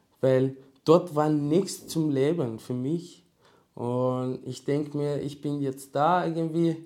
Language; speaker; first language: German; non-native, learner; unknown